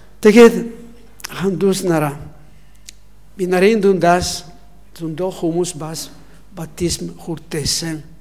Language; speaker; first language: Mongolian; non-native, learner; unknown